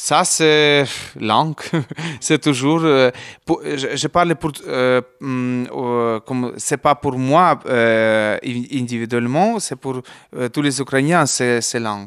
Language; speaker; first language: French; non-native, learner; Ukrainian